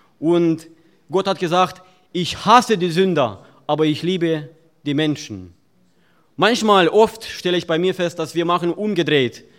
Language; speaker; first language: German; non-native, fluent; Russian